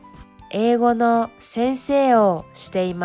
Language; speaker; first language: Japanese; non-native, learner; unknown